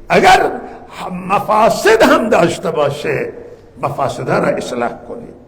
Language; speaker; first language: Persian; non-native, local second language; Baluchi